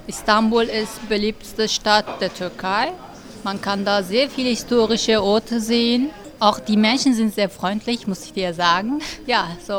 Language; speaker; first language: German; non-native, fluent; Turkish